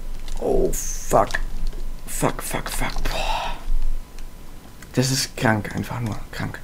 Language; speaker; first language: German; native; German